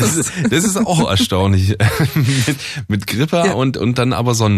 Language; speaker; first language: German; native; German